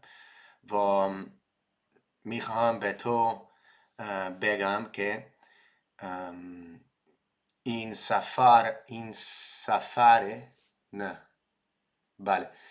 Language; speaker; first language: Persian; non-native, learner; Dutch